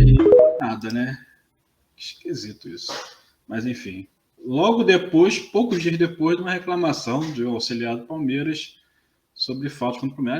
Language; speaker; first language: Portuguese; native; Portuguese